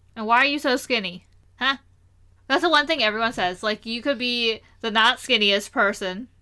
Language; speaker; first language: English; early bilingual, other home language; Hindi